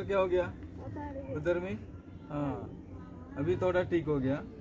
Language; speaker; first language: Hindi; non-native, local second language; Malayalam